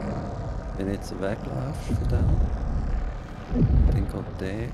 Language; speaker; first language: German; native; German